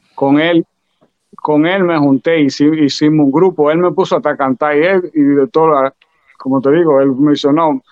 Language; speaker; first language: Spanish; native; Spanish